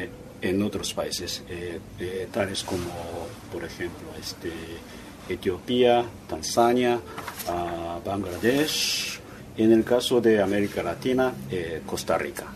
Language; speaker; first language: Spanish; non-native, fluent; Japanese